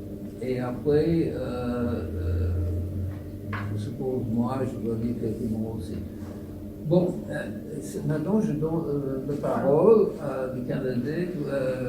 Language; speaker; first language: French; non-native, fluent; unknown